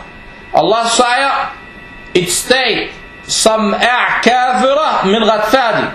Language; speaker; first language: Danish; early bilingual, other home language; Arabic